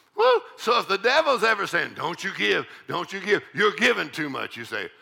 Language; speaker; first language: English; native; English